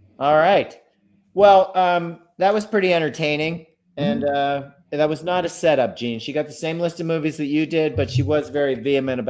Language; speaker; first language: English; native; English